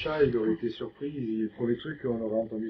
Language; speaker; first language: French; native; French